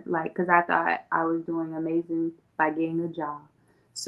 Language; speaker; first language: English; native; English